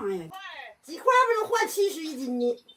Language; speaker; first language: Chinese; native; Chinese